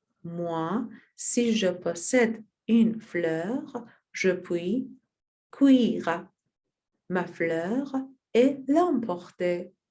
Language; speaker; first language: French; non-native, learner; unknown